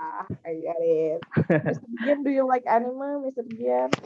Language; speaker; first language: English; non-native, learner; Indonesian